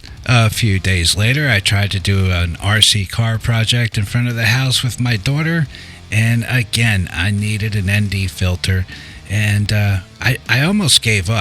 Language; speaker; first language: English; native; English